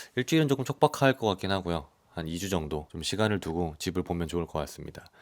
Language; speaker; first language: Korean; native; Korean